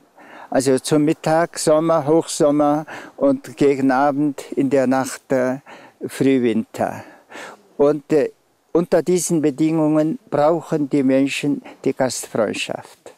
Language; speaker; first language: German; non-native, fluent; Tuvinian